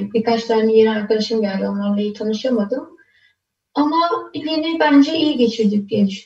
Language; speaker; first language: Turkish; early bilingual, other home language; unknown